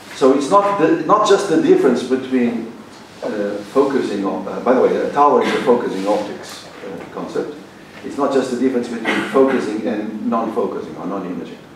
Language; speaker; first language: English; non-native, fluent; Portuguese